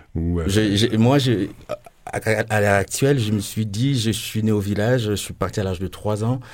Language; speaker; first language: French; non-native, local second language; Lingala